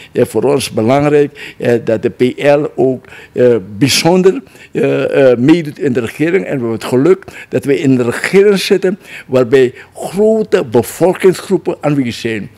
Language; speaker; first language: Dutch; non-native, local second language; Javanese